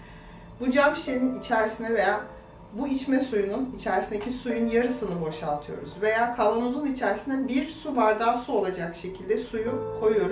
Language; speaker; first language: Turkish; native; Turkish